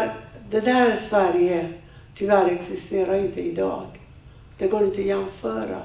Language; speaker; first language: Swedish; non-native, fluent; Persian